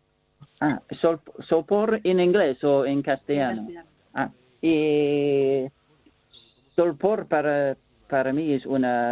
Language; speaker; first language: Spanish; non-native, learner; English